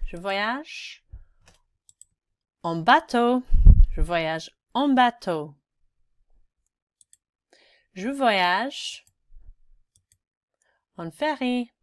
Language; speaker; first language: French; non-native, fluent; English